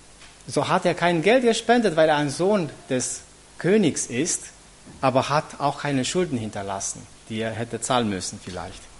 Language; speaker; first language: German; non-native, fluent; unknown